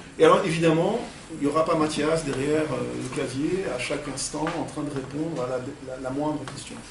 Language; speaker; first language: French; non-native, fluent; Portuguese